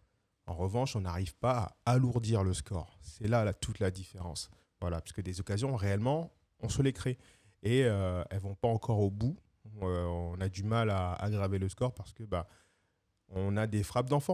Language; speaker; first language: French; native; French